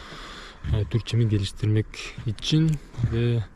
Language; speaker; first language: Turkish; non-native, learner; Bashkir